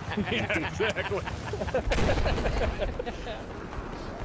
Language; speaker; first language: English; native; English